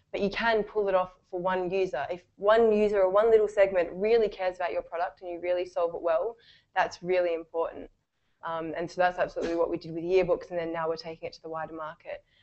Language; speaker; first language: English; native; English